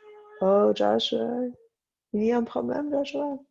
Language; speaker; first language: French; non-native, fluent; English